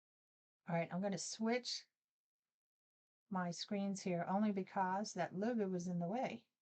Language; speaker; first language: English; native; English